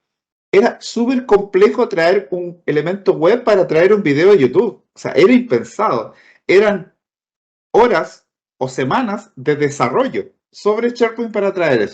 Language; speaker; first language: Spanish; native; Spanish